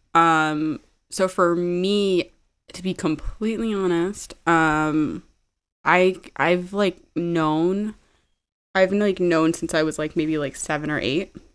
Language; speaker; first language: English; early bilingual, other home language; Amharic